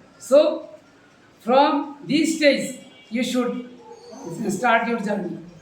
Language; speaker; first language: English; non-native, local second language; Bangla